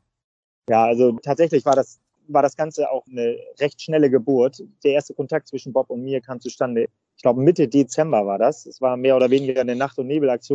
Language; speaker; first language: German; native; German